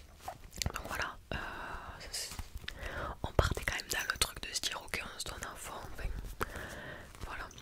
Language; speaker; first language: French; native; French